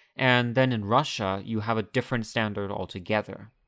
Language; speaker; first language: English; native; English